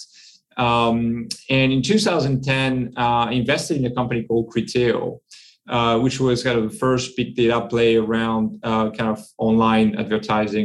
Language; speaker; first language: English; non-native, fluent; French